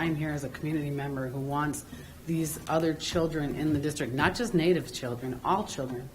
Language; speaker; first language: English; native; English